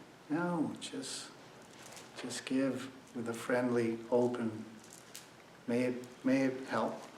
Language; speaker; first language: English; native; English